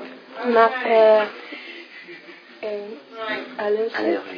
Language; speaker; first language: French; non-native, learner; English